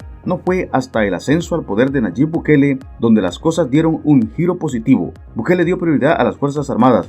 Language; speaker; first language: Spanish; native; Spanish